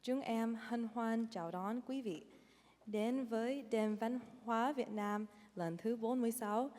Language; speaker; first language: Vietnamese; early bilingual, heritage; Vietnamese